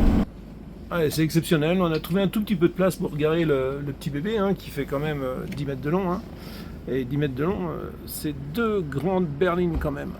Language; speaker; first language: French; native; French